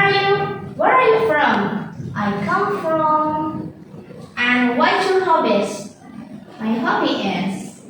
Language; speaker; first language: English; non-native, fluent; Indonesian